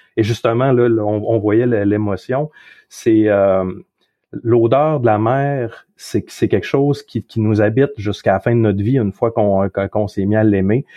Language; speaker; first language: French; native; French